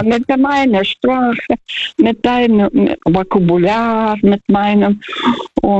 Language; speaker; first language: German; non-native, fluent; Russian